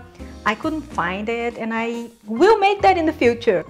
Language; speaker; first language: English; non-native, fluent; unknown